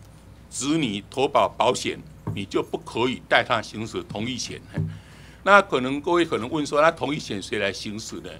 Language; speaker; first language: Chinese; native; Chinese